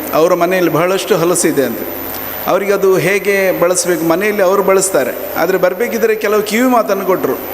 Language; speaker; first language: Kannada; non-native, local second language; Konkani